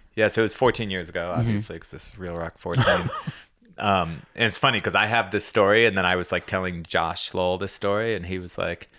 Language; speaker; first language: English; native; English